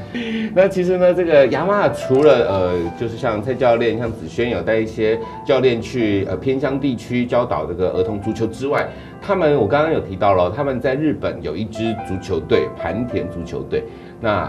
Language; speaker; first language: Chinese; native; Chinese